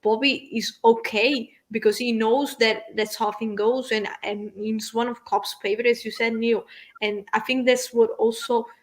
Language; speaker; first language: English; non-native, fluent; Italian